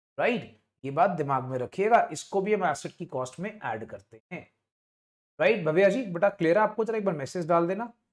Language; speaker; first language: Hindi; non-native, local second language; Punjabi